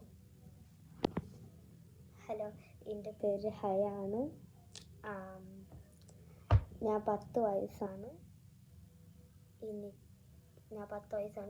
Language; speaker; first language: Malayalam; early bilingual, heritage; Malayalam